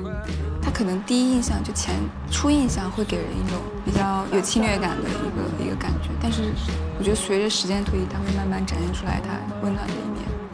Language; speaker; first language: Chinese; native; Chinese